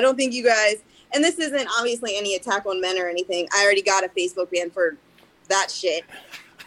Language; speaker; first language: English; native; English